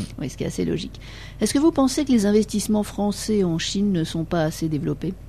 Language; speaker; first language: French; native; French